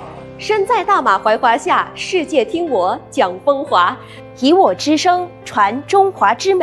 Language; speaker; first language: Chinese; native; Chinese